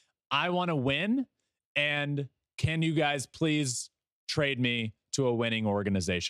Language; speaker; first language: English; native; English